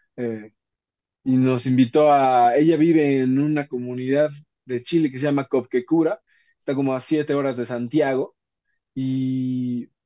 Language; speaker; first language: Spanish; native; Spanish